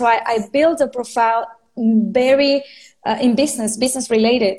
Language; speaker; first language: English; non-native, fluent; Spanish